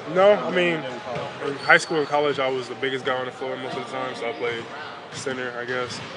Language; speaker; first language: English; native; English